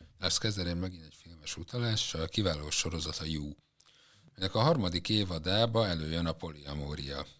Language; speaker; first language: Hungarian; native; Hungarian